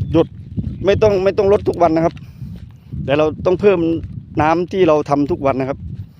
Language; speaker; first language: Thai; native; Thai